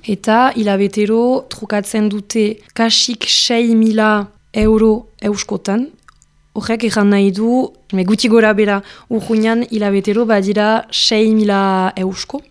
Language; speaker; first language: Basque; native; Basque